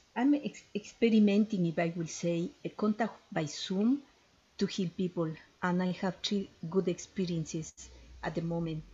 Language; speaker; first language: English; non-native, fluent; Spanish